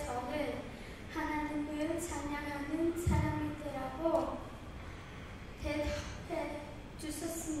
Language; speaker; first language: Korean; non-native, learner; Khmer